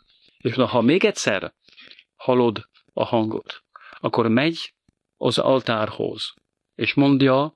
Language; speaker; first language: Hungarian; non-native, fluent; French